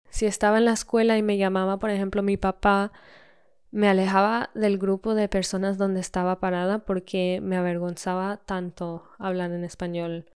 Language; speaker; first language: Spanish; early bilingual, heritage; Spanish